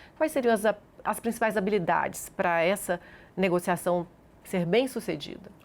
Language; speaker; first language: Portuguese; native; Portuguese